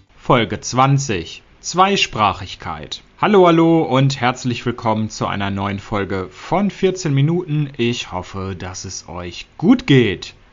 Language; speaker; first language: German; native; German